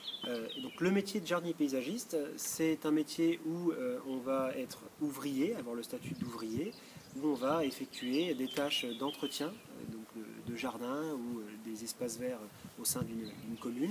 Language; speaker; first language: French; native; French